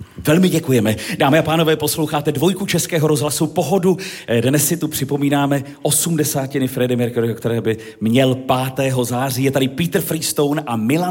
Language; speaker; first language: Czech; native; Czech